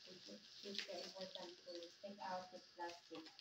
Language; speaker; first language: English; non-native, learner; Filipino